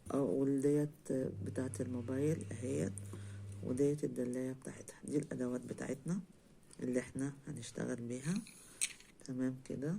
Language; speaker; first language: Arabic; native; Arabic